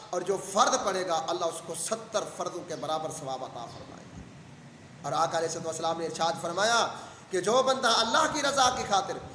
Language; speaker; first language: Urdu; non-native, local second language; Saraiki